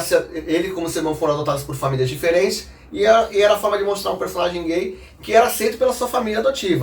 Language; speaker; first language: Portuguese; native; Portuguese